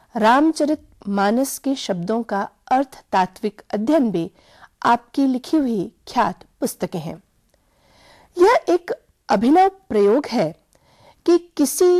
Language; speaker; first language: Hindi; native; Hindi